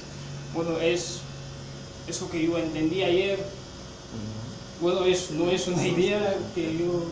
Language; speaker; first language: Spanish; non-native, fluent; French